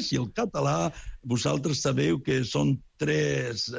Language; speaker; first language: Catalan; non-native, local second language; Spanish